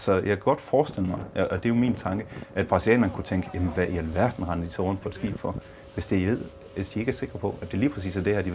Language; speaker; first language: Danish; native; Danish